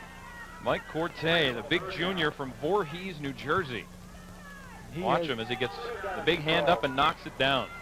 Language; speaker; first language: English; native; English